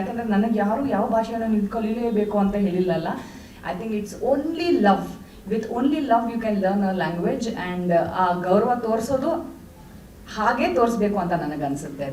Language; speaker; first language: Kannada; non-native, local second language; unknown